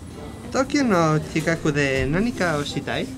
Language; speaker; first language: Japanese; non-native, learner; Spanish